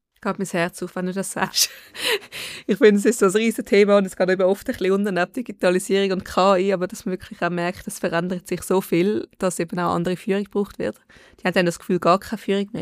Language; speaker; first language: German; native; German